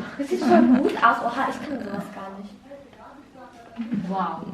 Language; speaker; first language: German; early bilingual, other home language; Cebuano